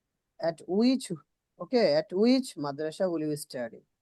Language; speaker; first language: English; non-native, learner; Bangla